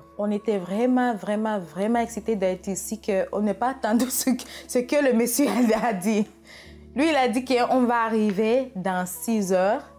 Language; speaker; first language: French; non-native, fluent; Swahili